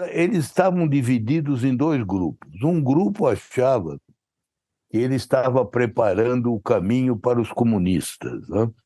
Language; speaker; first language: Portuguese; native; Portuguese